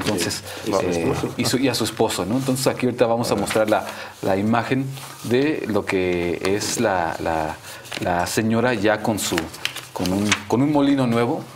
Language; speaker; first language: Spanish; native; Spanish